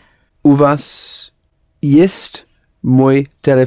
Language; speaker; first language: Russian; non-native, learner; English